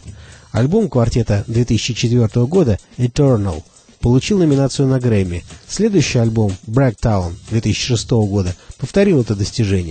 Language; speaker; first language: Russian; native; Russian